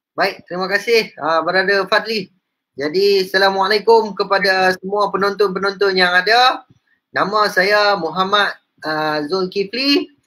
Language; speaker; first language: Malay; non-native, local second language; Punjabi